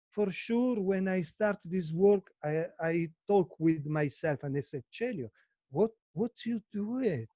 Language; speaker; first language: English; non-native, learner; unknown